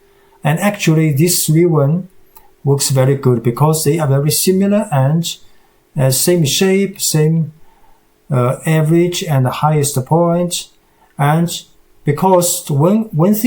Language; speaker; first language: English; non-native, fluent; Chinese